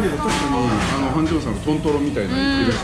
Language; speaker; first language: Japanese; native; Japanese